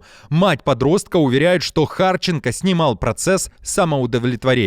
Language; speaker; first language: Russian; native; Russian